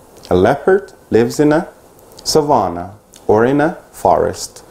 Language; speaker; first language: English; non-native, fluent; Persian